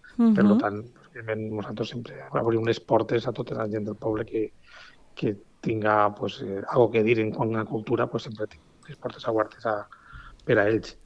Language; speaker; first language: Catalan; native; Catalan